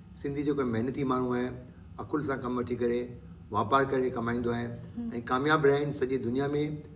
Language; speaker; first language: Sindhi; native; Sindhi